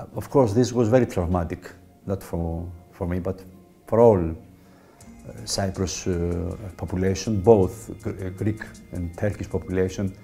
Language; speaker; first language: English; non-native, fluent; Turkish